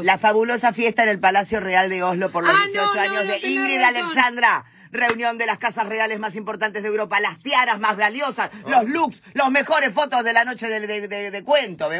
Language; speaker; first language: Spanish; native; Spanish